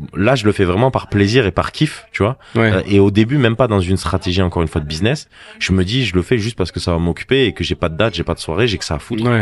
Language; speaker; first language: French; native; French